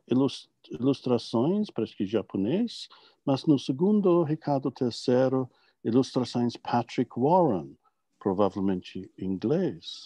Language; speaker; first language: Portuguese; non-native, fluent; English